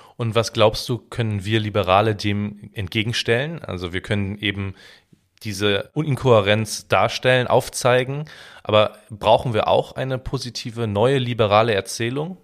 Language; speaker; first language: German; native; German